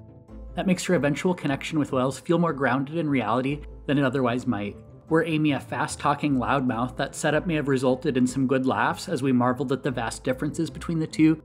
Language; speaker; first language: English; native; English